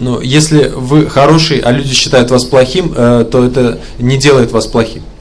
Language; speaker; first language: Russian; native; Russian